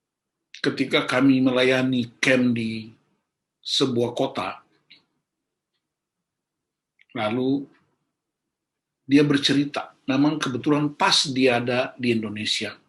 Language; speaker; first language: Indonesian; native; Indonesian